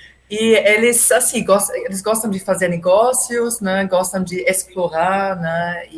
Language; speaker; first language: Portuguese; non-native, fluent; German